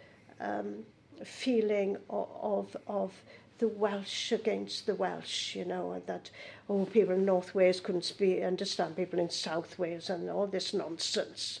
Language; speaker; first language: English; native; English